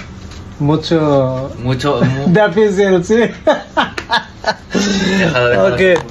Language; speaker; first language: Spanish; non-native, learner; Bangla